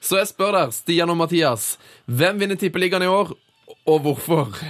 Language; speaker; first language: Norwegian; native; Norwegian